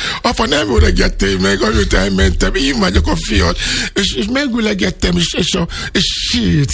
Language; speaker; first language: Hungarian; non-native, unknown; Yoruba